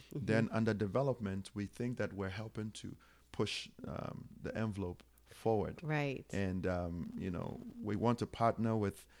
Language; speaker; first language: English; non-native, local second language; Akan